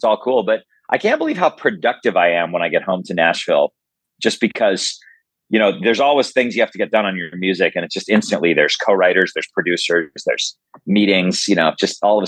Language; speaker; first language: English; native; English